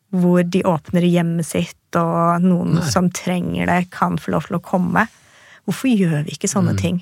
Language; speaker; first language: Norwegian; early bilingual, other home language; Persian